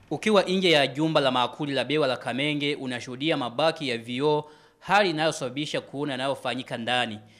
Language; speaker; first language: Swahili; non-native, local second language; Rundi